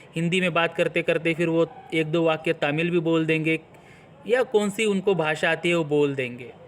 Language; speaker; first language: Hindi; non-native, local second language; Marathi